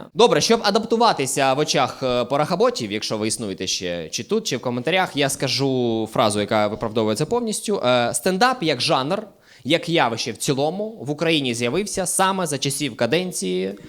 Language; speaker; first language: Ukrainian; native; Ukrainian